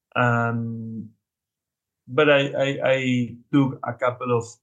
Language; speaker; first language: English; non-native, learner; Spanish